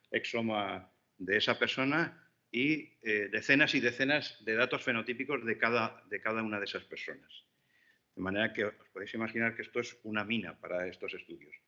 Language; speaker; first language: Spanish; native; Spanish